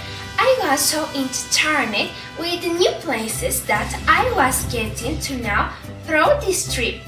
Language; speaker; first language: English; non-native, learner; Spanish